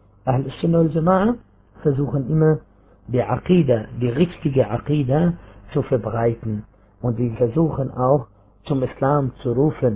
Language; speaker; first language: German; non-native, fluent; Arabic